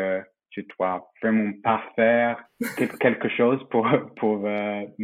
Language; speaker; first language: French; non-native, fluent; English